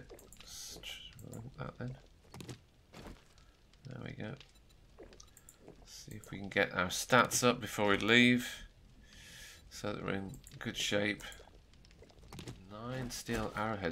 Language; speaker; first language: English; native; English